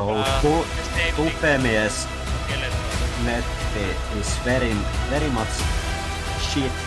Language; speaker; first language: English; non-native, learner; Finnish